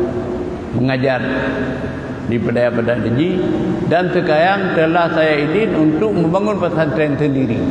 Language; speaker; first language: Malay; non-native, local second language; Achinese